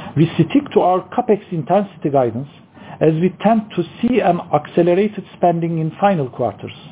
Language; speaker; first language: English; non-native, fluent; Turkish